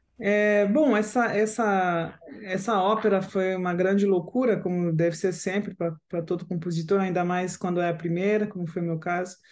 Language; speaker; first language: Portuguese; non-native, fluent; French